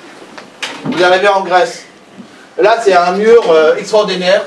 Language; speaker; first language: French; non-native, fluent; Persian